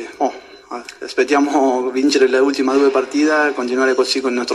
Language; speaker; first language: Italian; non-native, learner; Spanish